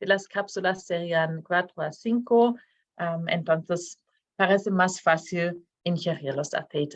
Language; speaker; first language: Spanish; non-native, fluent; Norwegian